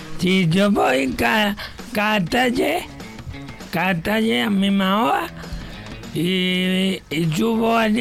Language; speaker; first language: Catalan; non-native, local second language; Spanish